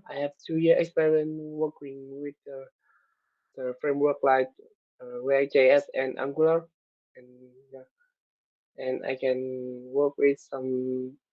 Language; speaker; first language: English; non-native, learner; Vietnamese